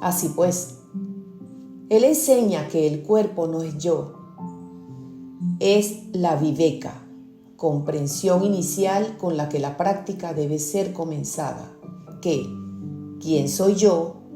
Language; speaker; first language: Spanish; native; Spanish